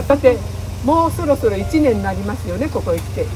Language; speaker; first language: Japanese; native; Japanese